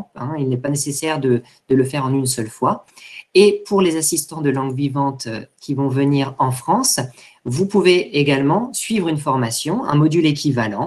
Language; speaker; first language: French; native; French